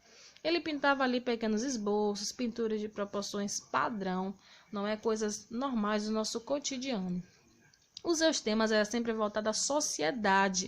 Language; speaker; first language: Portuguese; native; Portuguese